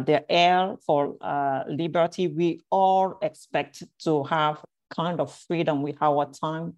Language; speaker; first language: English; non-native, fluent; French